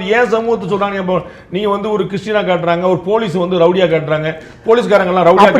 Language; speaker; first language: Tamil; native; Tamil